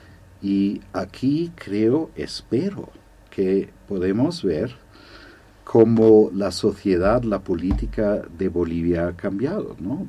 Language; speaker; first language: Spanish; non-native, fluent; German